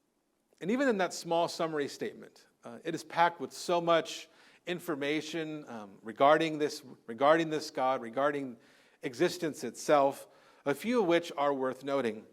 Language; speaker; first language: English; native; English